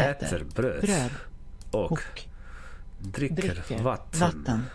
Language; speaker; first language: Swedish; non-native, learner; English